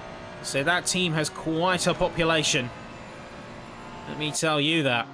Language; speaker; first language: English; native; English